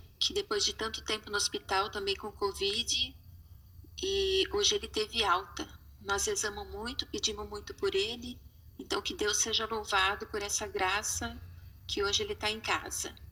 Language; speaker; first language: Portuguese; native; Portuguese